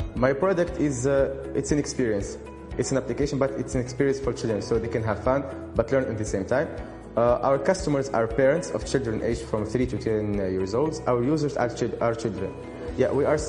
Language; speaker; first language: English; non-native, fluent; Arabic